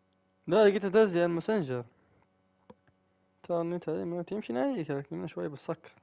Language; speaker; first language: Arabic; native; Arabic